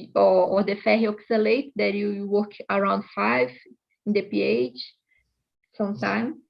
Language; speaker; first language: English; non-native, fluent; Portuguese